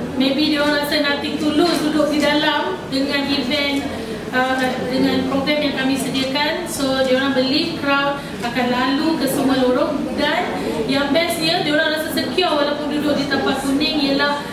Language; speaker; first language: Malay; native; Malay